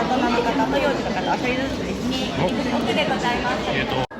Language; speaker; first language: Japanese; native; Japanese